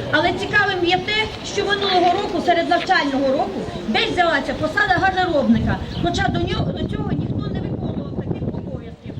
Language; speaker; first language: Ukrainian; native; Ukrainian